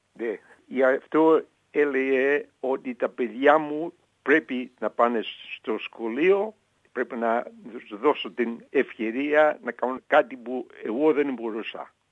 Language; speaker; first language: Greek; early bilingual, heritage; Greek